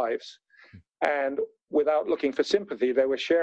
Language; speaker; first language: English; native; English